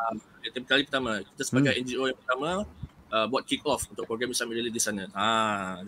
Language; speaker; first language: Malay; native; Malay